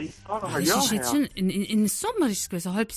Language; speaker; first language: German; native; German